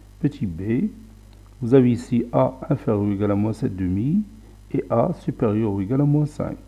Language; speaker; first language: French; non-native, local second language; Arabic